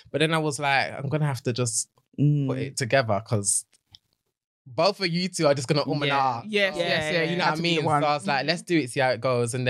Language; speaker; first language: English; native; English